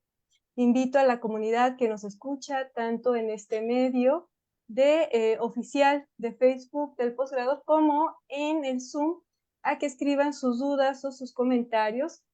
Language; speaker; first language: Spanish; native; Spanish